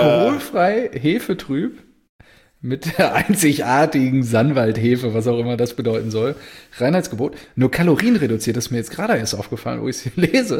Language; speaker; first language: German; native; German